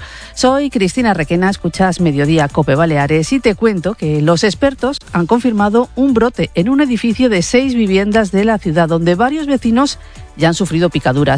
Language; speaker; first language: Spanish; native; Spanish